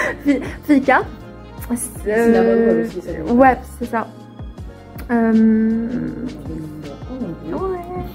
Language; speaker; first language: French; non-native, fluent; Swedish